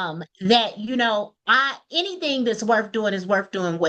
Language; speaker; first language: English; native; English